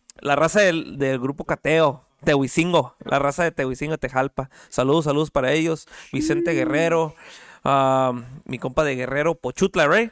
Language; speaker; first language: Spanish; early bilingual, heritage; Spanish